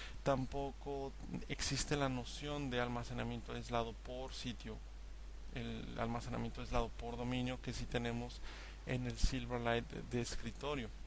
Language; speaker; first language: Spanish; native; Spanish